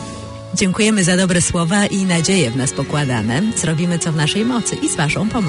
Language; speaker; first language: Polish; native; Polish